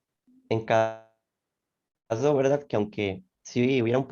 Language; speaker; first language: Spanish; native; Spanish